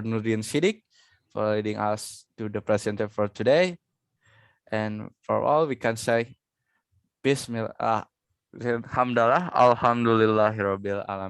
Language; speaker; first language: English; non-native, learner; Indonesian